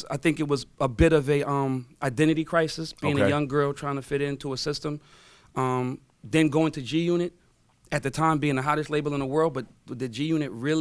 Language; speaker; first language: English; native; English